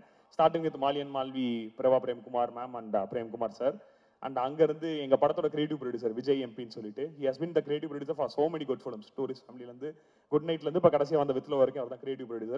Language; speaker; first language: Tamil; native; Tamil